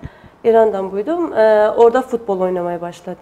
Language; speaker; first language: Turkish; non-native, fluent; Persian